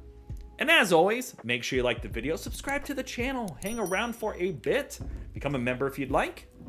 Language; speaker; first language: English; native; English